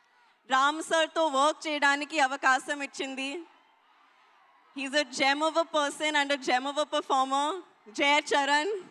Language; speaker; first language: Telugu; non-native, learner; Hindi